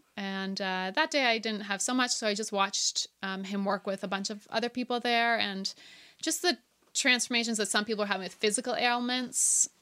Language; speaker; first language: English; native; English